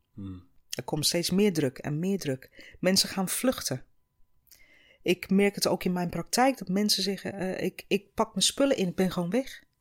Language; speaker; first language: Dutch; non-native, fluent; English